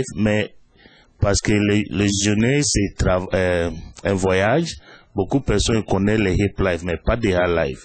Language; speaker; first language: French; non-native, learner; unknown